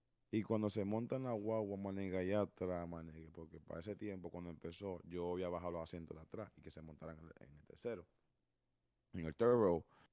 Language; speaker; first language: Spanish; early bilingual, heritage; Spanish